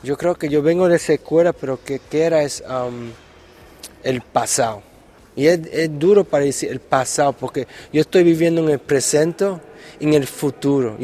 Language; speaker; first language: Spanish; early bilingual, heritage; Spanish